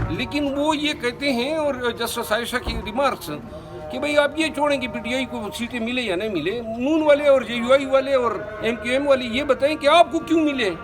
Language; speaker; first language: Urdu; non-native, local second language; Pashto